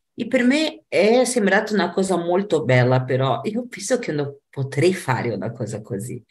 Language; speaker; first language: Italian; non-native, fluent; Portuguese